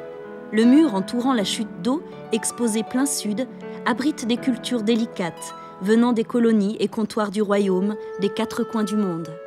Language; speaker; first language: French; native; French